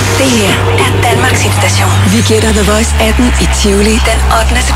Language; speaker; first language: Danish; native; Danish